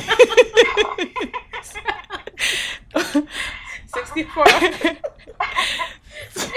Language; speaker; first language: English; non-native, local second language; Igbo